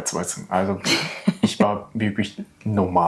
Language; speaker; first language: German; non-native, learner; Japanese